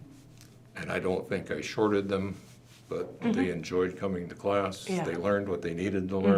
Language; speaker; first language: English; native; English